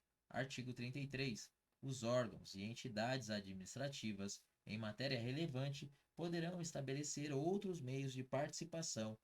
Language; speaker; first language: Portuguese; native; Portuguese